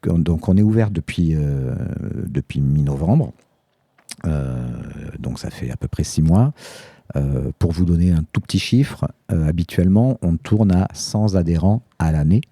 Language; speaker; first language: French; native; French